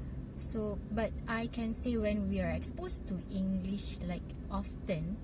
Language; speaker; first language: English; non-native, local second language; Malay